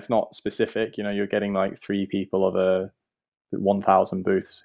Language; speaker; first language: English; native; English